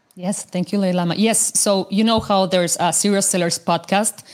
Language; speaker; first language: English; non-native, fluent; Spanish